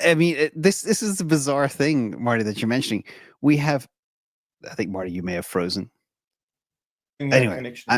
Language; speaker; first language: English; native; English